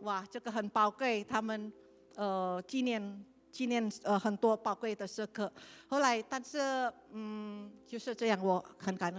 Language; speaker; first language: Chinese; non-native, learner; Indonesian